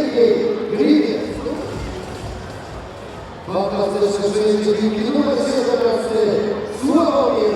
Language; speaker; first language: Polish; native; Polish